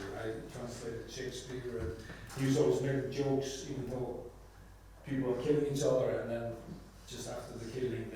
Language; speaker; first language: English; non-native, fluent; Icelandic